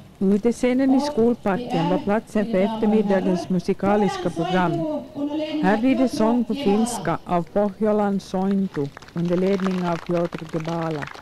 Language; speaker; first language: Swedish; native; Swedish